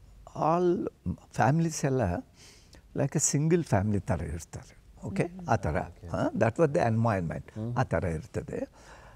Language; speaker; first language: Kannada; non-native, fluent; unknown